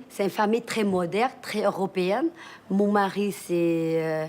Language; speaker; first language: French; early bilingual, other home language; Vietnamese